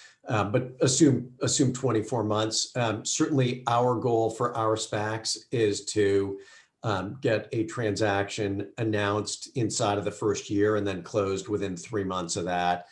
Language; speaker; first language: English; native; English